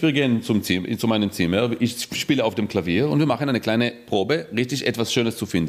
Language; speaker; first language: German; non-native, fluent; Hebrew